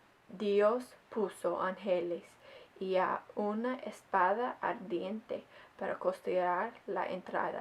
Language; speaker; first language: Spanish; non-native, learner; English